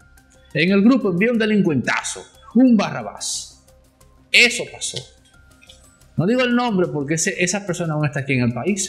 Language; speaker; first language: Spanish; native; Spanish